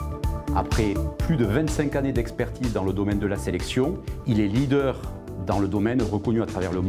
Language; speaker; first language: French; native; French